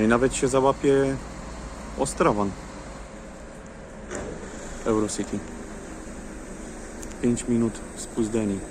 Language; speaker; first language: Polish; native; Polish